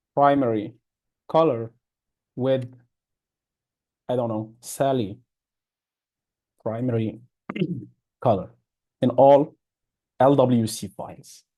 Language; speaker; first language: English; non-native, fluent; Arabic